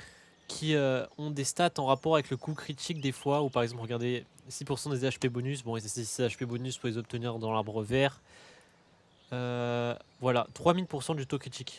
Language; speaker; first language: French; native; French